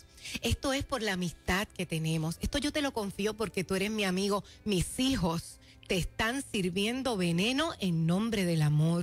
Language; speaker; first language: Spanish; native; Spanish